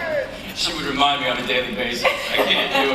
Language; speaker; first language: English; native; English